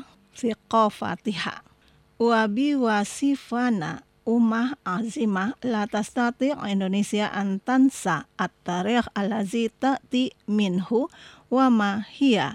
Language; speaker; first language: Arabic; non-native, fluent; Indonesian